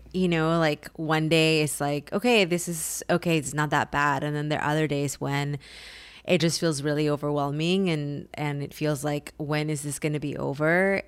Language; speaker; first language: English; early bilingual, other home language; Spanish